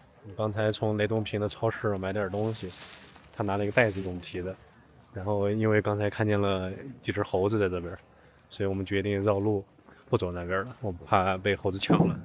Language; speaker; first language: Chinese; native; Chinese